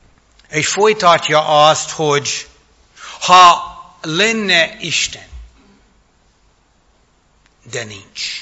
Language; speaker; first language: Hungarian; non-native, fluent; English